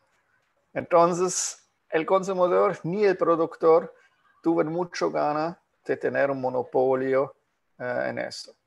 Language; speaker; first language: Spanish; non-native, fluent; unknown